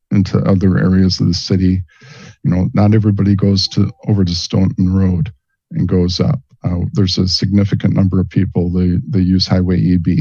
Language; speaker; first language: English; native; English